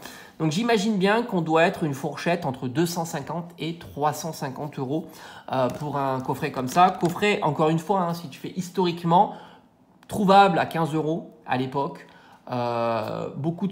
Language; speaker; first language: French; native; French